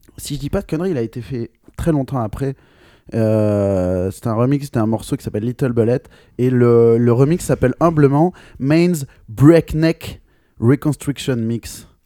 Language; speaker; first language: French; native; French